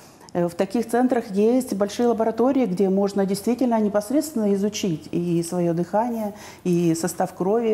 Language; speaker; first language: Russian; native; Russian